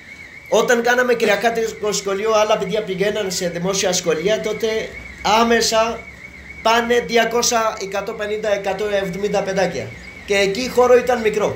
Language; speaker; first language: Greek; non-native, learner; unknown